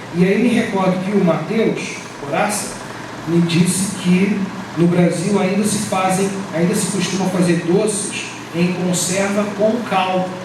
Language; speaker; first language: Portuguese; native; Portuguese